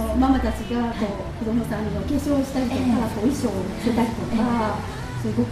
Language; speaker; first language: Japanese; native; Japanese